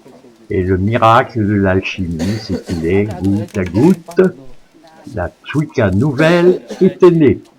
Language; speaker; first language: French; native; French